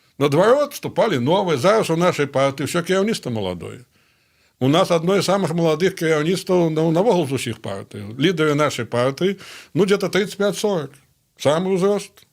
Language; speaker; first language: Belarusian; native; Belarusian